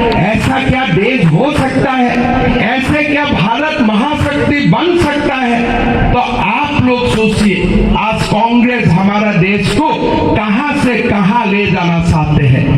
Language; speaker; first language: Hindi; non-native, local second language; Assamese